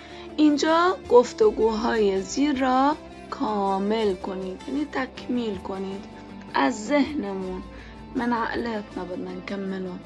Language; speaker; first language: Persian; non-native, fluent; Arabic